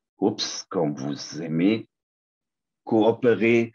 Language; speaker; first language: French; non-native, fluent; German